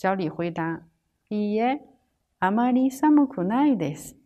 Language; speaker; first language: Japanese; non-native, fluent; Chinese